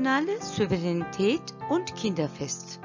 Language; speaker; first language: German; non-native, fluent; Turkish